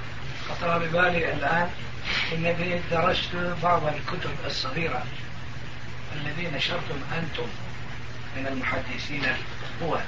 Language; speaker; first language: Arabic; non-native, fluent; Turkish